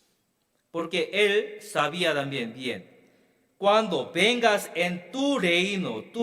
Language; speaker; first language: Spanish; non-native, learner; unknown